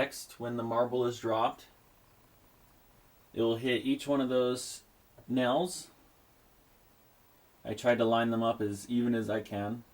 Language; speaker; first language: English; native; English